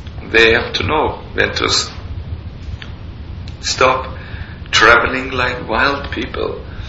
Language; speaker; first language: English; non-native, fluent; German